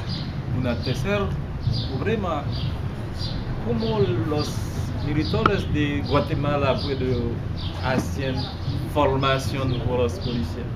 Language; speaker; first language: Spanish; non-native, learner; Haitian Creole